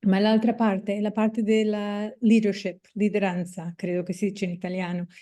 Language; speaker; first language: Italian; non-native, fluent; Portuguese